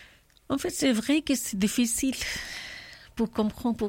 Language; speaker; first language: French; non-native, learner; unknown